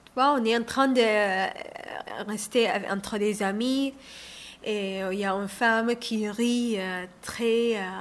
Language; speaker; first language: French; non-native, learner; Somali